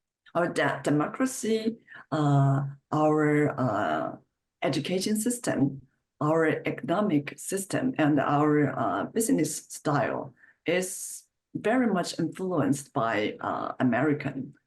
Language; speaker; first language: English; non-native, fluent; Chinese